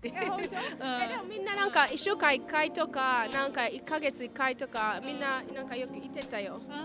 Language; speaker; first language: Japanese; non-native, learner; English